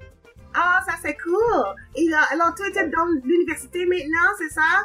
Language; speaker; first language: French; non-native, learner; English